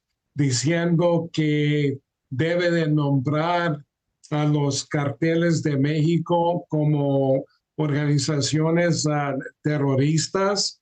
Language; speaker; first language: Spanish; early bilingual, heritage; Spanish